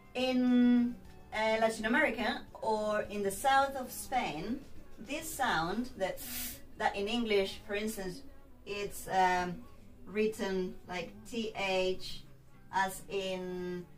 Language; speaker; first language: English; non-native, fluent; Spanish